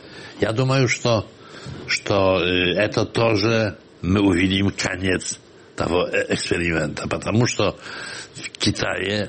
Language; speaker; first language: Russian; non-native, fluent; Polish